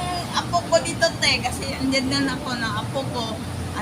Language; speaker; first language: Filipino; non-native, local second language; Cebuano